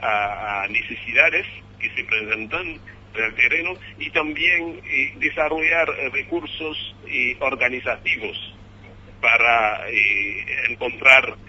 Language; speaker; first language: Spanish; non-native, fluent; Haitian Creole